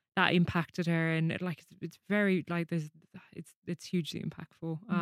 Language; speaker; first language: English; native; English